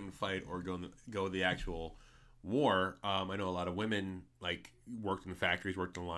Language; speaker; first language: English; native; English